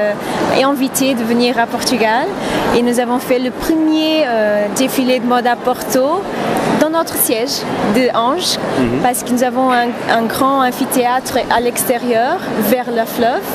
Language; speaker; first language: French; non-native, fluent; Portuguese